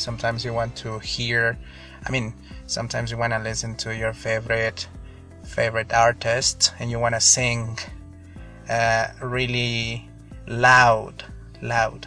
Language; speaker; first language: English; non-native, fluent; Spanish